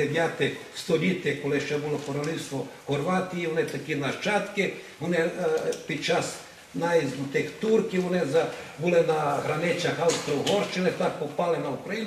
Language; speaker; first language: Ukrainian; early bilingual, heritage; Ukrainian